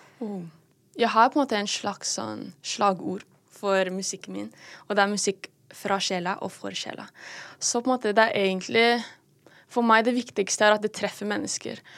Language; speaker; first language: Norwegian; early bilingual, other home language; Filipino